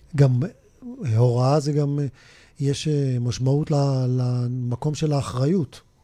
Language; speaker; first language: Hebrew; native; Hebrew